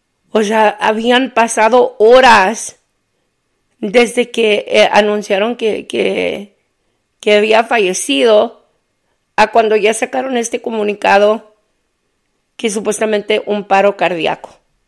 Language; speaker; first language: Spanish; early bilingual, heritage; Spanish